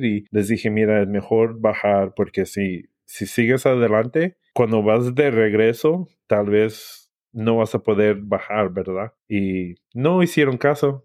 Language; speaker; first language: Spanish; early bilingual, heritage; English